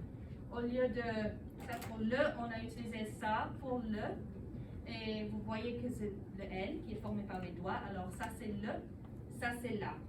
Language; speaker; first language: French; non-native, local second language; English